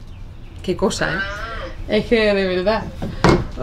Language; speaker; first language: Spanish; native; Spanish